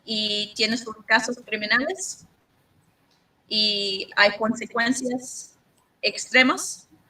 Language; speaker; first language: Spanish; non-native, learner; English